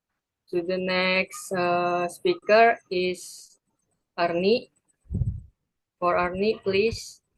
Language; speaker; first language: English; non-native, learner; Indonesian